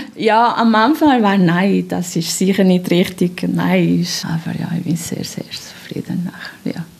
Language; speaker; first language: German; non-native, fluent; Portuguese